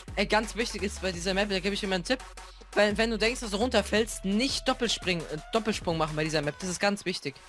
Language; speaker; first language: German; native; German